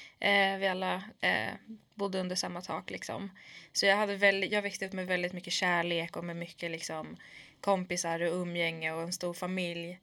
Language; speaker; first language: Swedish; early bilingual, other home language; Kurdish